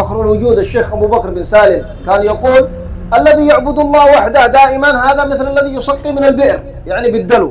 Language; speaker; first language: Arabic; native; Arabic